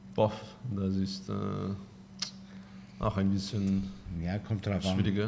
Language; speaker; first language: German; non-native, learner; Spanish